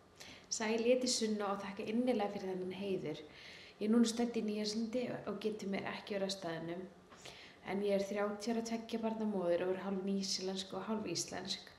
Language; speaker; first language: Icelandic; early bilingual, heritage; Icelandic